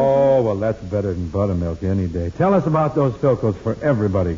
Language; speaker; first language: English; native; English